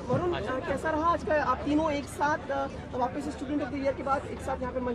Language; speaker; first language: Hindi; native; Hindi